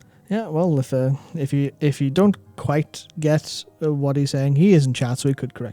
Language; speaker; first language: English; native; English